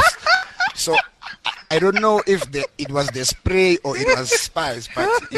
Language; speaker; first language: English; non-native, local second language; Zulu